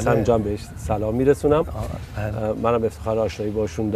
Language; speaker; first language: Persian; native; Persian